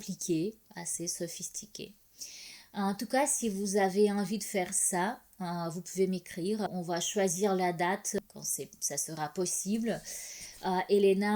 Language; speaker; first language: French; non-native, fluent; Russian